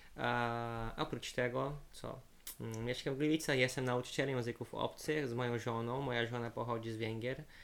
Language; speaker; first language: Polish; non-native, fluent; Portuguese